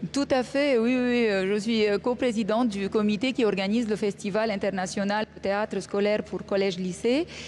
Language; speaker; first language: French; non-native, fluent; Arabic